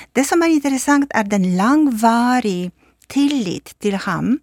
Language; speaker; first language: Norwegian; non-native, fluent; Polish